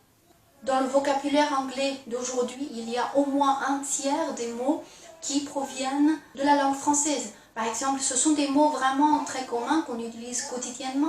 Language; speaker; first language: French; non-native, fluent; Chinese